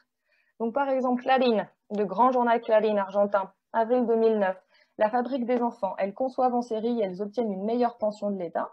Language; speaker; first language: French; native; French